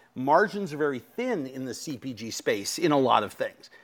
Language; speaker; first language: English; native; English